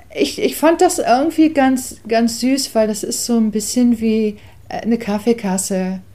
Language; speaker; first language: German; early bilingual, other home language; English